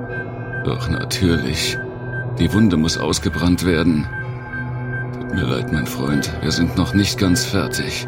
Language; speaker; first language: German; native; German